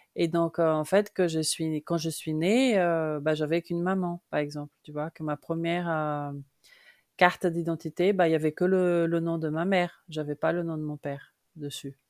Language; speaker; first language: French; non-native, fluent; Portuguese